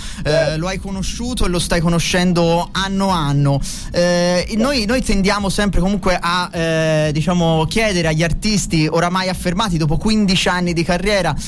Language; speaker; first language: Italian; native; Italian